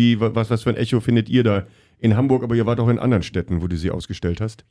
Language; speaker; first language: German; native; German